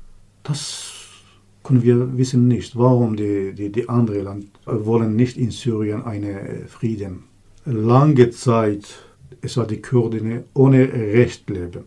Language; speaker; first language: German; non-native, learner; Kurdish